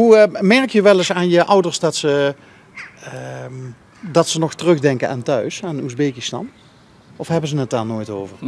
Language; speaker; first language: Dutch; native; Dutch